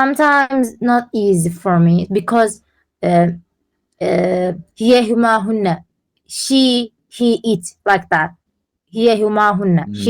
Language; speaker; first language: English; non-native, learner; Turkish